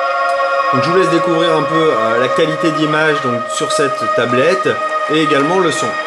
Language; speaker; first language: French; native; French